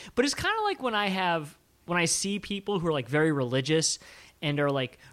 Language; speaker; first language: English; native; English